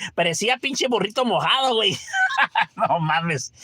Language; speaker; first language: Spanish; early bilingual, heritage; Spanish